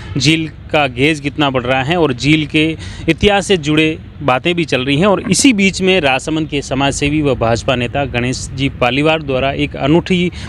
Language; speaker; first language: Hindi; native; Hindi